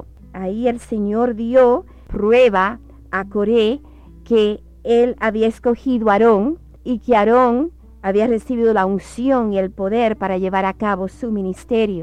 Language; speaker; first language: Spanish; native; Spanish